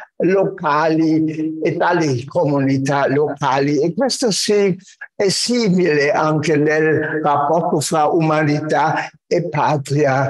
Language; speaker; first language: Italian; non-native, fluent; German